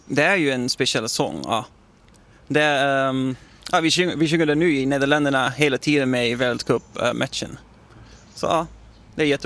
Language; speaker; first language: Swedish; non-native, fluent; Dutch